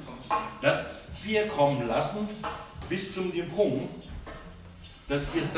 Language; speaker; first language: German; non-native, learner; Thai